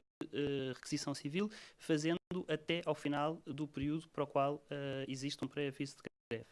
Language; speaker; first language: Portuguese; native; Portuguese